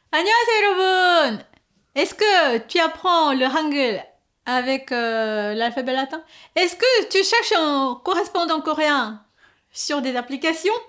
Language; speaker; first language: French; non-native, fluent; Korean